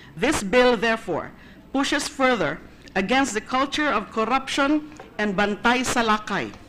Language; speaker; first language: English; non-native, local second language; Filipino